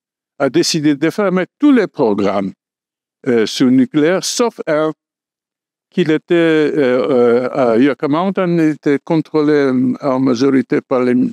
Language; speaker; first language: French; non-native, fluent; Polish